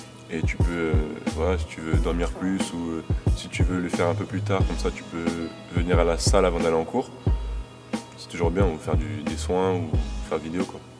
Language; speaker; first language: French; native; French